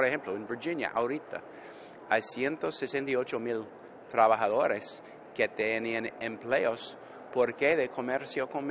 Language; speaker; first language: Spanish; non-native, fluent; English